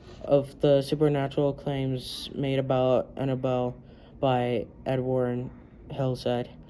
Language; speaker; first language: English; native; English